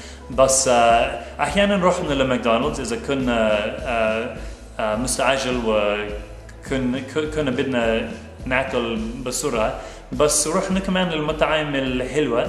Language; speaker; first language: Arabic; non-native, fluent; English